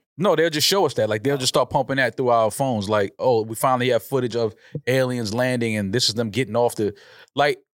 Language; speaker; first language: English; native; English